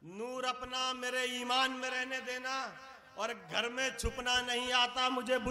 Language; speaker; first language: Urdu; native; Urdu